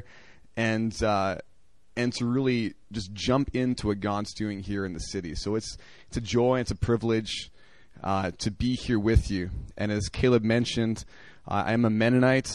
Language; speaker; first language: English; native; English